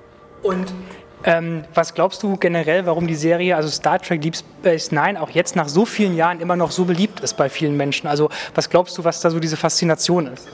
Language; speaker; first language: German; native; German